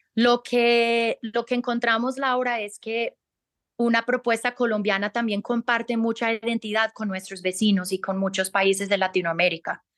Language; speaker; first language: Spanish; native; Spanish